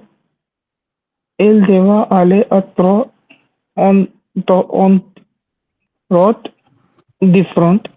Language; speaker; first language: French; non-native, learner; Hindi